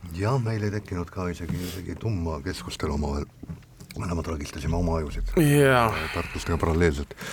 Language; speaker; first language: Estonian; native; Estonian